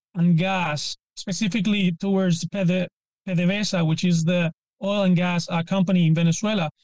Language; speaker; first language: English; non-native, fluent; Spanish